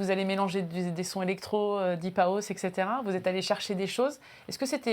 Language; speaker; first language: French; native; French